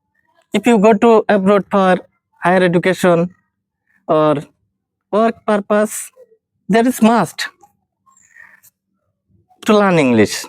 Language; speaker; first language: English; non-native, learner; Bangla